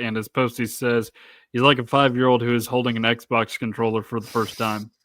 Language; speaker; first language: English; native; English